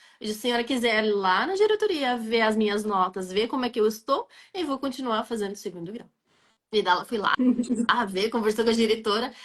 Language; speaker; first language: Portuguese; non-native, fluent; Arabic